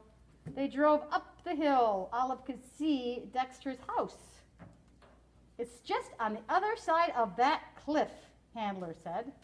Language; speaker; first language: English; native; English